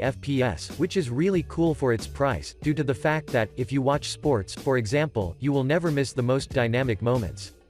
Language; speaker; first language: English; non-native, fluent; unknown